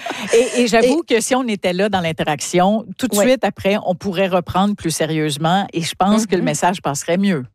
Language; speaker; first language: French; native; French